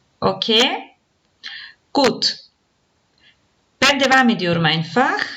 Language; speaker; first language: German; non-native, fluent; Turkish